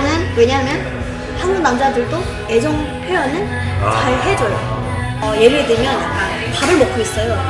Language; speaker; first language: Korean; non-native, fluent; Indonesian